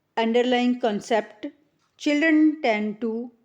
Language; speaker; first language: English; non-native, local second language; Punjabi